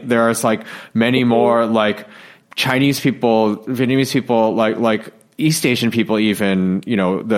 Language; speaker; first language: English; native; English